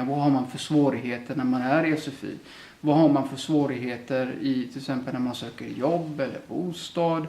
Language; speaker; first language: Swedish; early bilingual, other home language; Somali